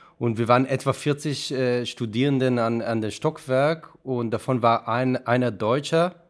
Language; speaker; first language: German; non-native, fluent; Hebrew